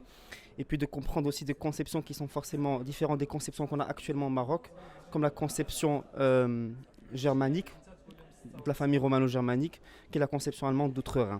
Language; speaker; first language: French; non-native, local second language; Arabic